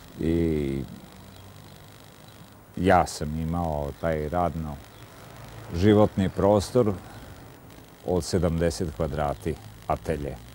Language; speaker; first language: Serbian; native; Serbian